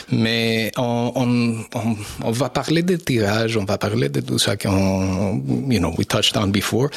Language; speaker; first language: French; non-native, fluent; English